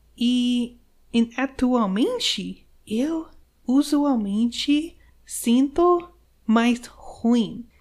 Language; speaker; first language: Portuguese; non-native, fluent; English